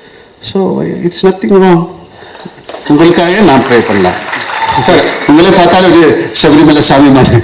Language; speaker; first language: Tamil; non-native, local second language; Malayalam